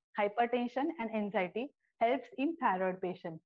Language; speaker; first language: English; non-native, local second language; Marathi